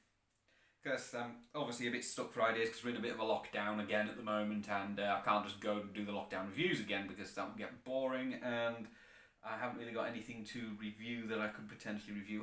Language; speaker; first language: English; native; English